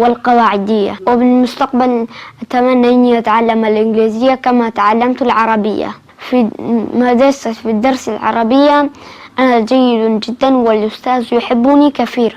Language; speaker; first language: Arabic; non-native, local second language; Central Kurdish